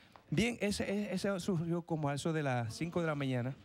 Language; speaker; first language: Spanish; native; Spanish